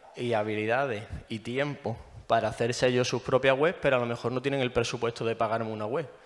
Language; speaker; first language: Spanish; native; Spanish